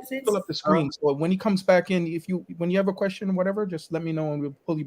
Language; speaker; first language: English; native; English